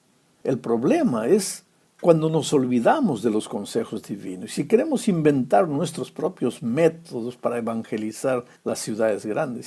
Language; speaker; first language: Spanish; native; Spanish